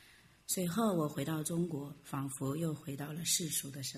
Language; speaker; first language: Chinese; native; Chinese